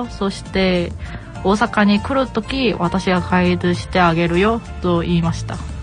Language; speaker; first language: Japanese; non-native, learner; Korean